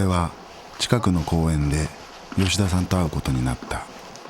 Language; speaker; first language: Japanese; native; Japanese